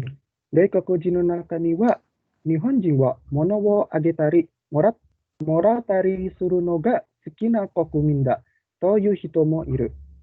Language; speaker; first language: Japanese; non-native, learner; Indonesian